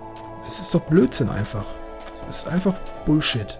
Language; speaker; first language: German; native; German